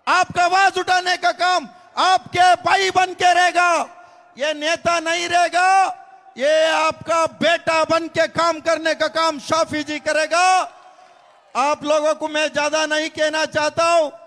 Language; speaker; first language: Hindi; non-native, local second language; Kannada